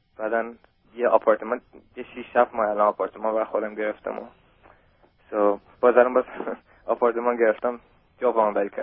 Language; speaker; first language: Persian; early bilingual, heritage; German